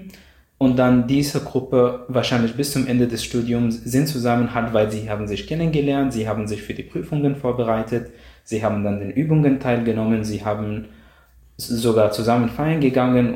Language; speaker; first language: German; non-native, fluent; Arabic